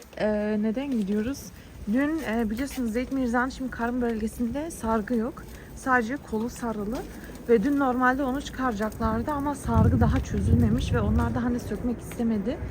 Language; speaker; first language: Turkish; early bilingual, heritage; Turkish